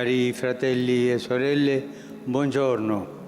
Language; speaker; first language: Italian; early bilingual, heritage; Spanish